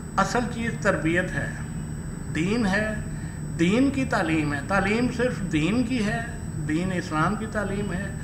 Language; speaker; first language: Urdu; non-native, local second language; Punjabi